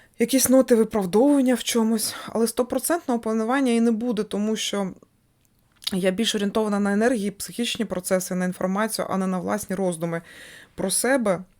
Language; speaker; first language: Ukrainian; non-native, local second language; Russian